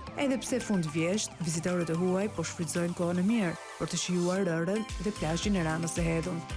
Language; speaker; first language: Albanian; native; Albanian